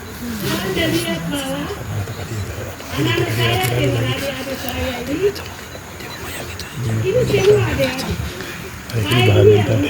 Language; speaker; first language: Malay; non-native, local second language; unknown